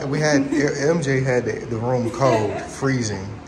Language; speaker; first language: English; native; English